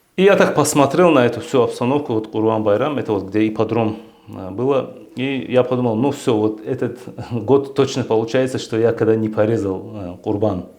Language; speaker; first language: Russian; non-native, local second language; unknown